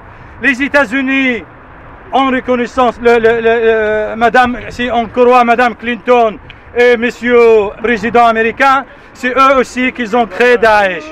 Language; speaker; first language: French; non-native, fluent; Arabic